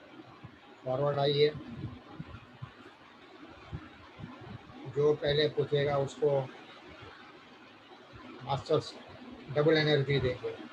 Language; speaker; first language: Hindi; native; Hindi